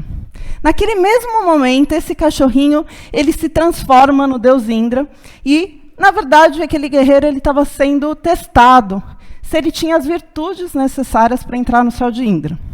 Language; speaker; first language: Portuguese; native; Portuguese